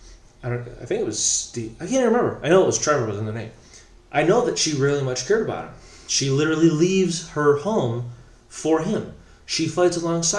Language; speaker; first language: English; native; English